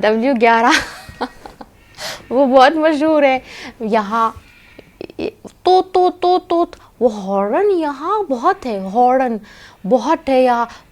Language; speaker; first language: Hindi; non-native, learner; Arabic